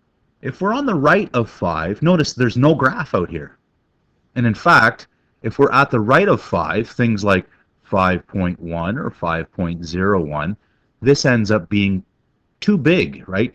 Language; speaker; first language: English; native; English